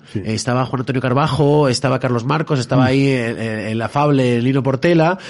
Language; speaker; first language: Spanish; native; Spanish